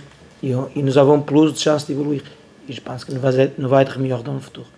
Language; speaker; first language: French; non-native, learner; Portuguese